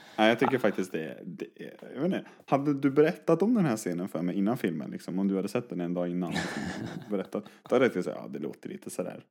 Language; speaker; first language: Swedish; native; Swedish